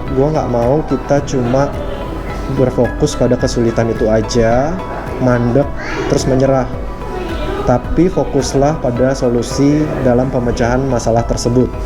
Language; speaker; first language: Indonesian; native; Indonesian